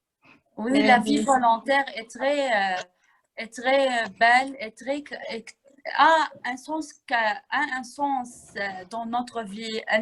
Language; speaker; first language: French; non-native, fluent; Arabic